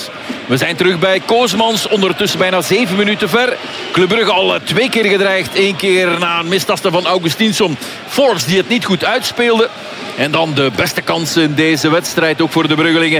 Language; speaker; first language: Dutch; native; Dutch